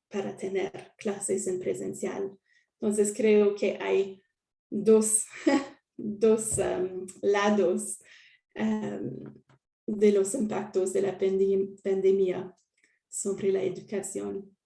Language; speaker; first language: Spanish; non-native, learner; French